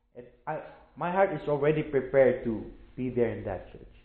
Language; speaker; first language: English; non-native, local second language; Filipino